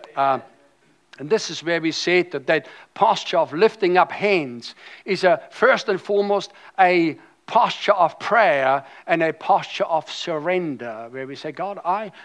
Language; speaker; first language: English; non-native, fluent; German